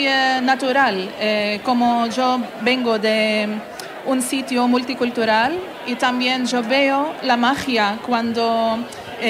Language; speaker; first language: Spanish; non-native, learner; Hebrew